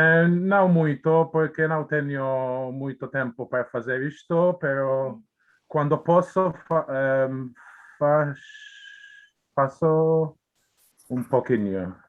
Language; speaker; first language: Portuguese; non-native, learner; English